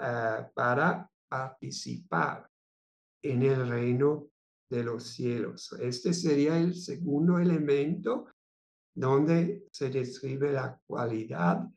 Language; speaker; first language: Spanish; non-native, fluent; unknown